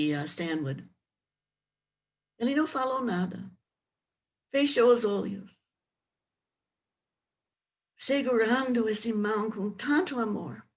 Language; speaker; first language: Portuguese; non-native, learner; English